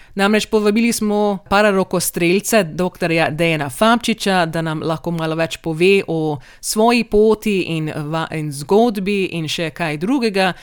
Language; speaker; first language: Slovenian; early bilingual, heritage; Slovenian